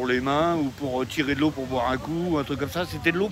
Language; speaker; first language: French; native; French